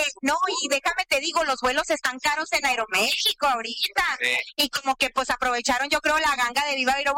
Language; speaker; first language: Spanish; native; Spanish